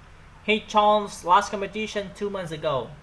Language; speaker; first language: English; non-native, learner; Vietnamese